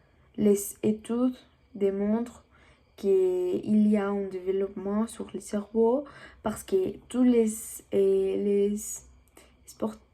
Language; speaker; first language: French; non-native, learner; Spanish